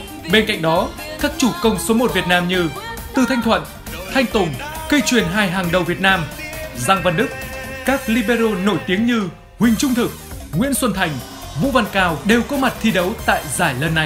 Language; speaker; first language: Vietnamese; native; Vietnamese